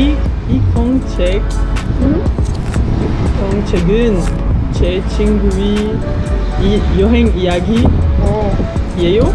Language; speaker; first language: Korean; non-native, learner; French